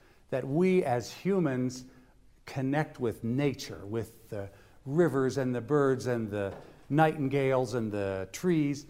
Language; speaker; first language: English; native; English